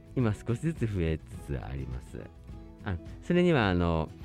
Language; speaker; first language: Japanese; native; Japanese